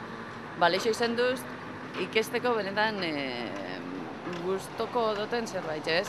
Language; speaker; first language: Basque; native; Basque